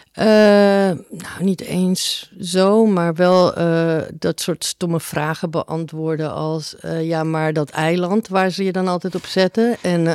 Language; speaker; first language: Dutch; early bilingual, other home language; Spanish